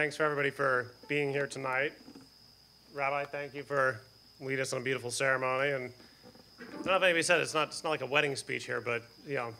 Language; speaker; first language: English; native; English